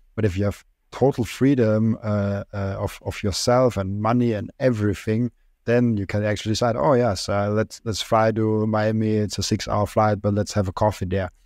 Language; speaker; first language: English; non-native, fluent; German